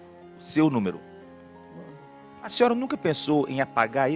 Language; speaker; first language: Portuguese; native; Portuguese